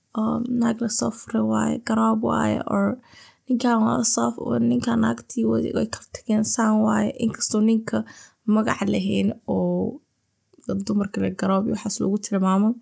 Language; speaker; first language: Somali; early bilingual, heritage; Somali